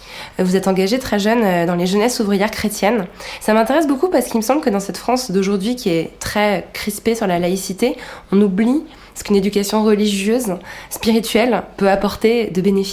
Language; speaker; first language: French; native; French